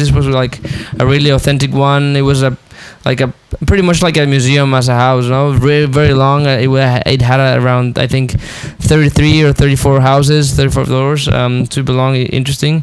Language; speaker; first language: English; non-native, fluent; Spanish